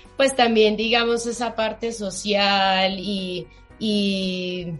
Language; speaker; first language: Spanish; native; Spanish